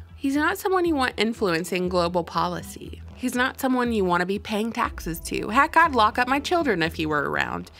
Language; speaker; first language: English; native; English